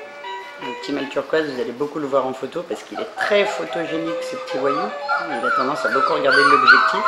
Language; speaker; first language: French; native; French